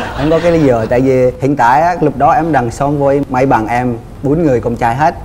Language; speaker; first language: Vietnamese; non-native, fluent; Indonesian